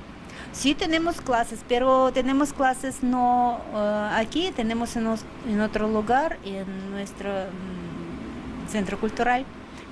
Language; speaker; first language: Spanish; non-native, learner; Russian